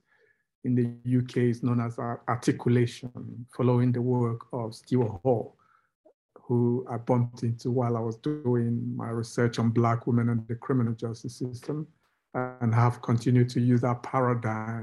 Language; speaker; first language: English; non-native, local second language; Igbo